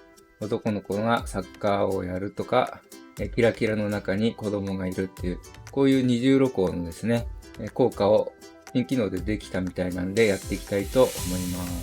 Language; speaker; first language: Japanese; native; Japanese